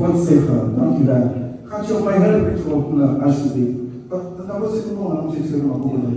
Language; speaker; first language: Dutch; non-native, learner; Lingala